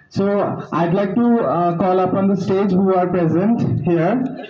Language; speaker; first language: English; non-native, local second language; Bangla